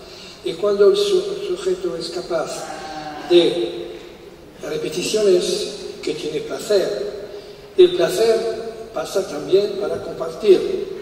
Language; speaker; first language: Spanish; non-native, fluent; French